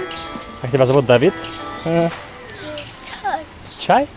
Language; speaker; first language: Russian; non-native, learner; Lithuanian